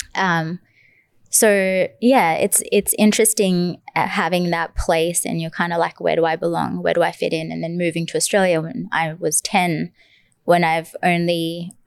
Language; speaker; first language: English; early bilingual, other home language; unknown